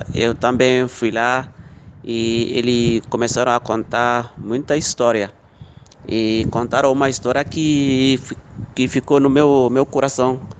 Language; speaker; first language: Portuguese; non-native, local second language; Fula